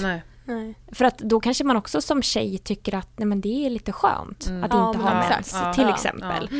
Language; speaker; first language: Swedish; native; Swedish